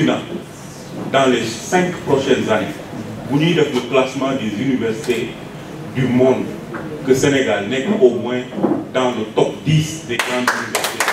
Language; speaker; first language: French; non-native, local second language; Wolof